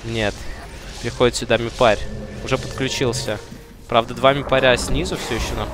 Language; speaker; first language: Russian; native; Russian